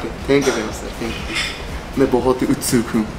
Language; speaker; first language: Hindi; non-native, fluent; Japanese